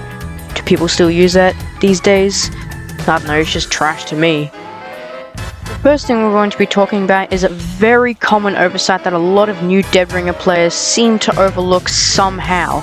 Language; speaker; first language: English; native; English